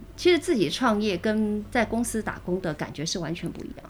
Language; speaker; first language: Chinese; native; Chinese